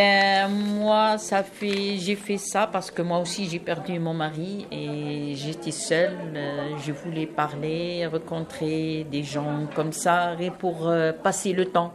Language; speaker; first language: French; non-native, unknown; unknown